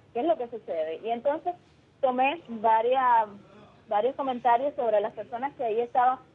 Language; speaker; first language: Spanish; native; Spanish